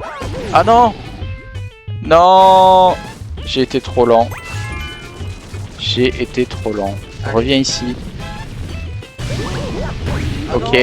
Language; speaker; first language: French; native; French